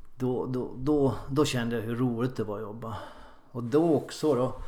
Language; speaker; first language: Swedish; native; Swedish